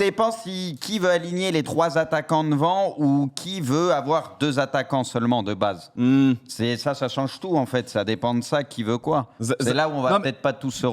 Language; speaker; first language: French; native; French